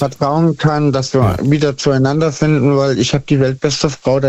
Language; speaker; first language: German; native; German